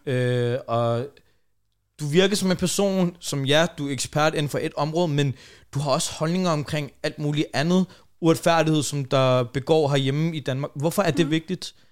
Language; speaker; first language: Danish; native; Danish